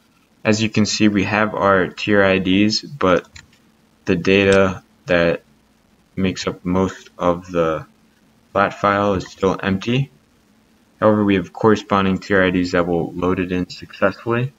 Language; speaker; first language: English; native; English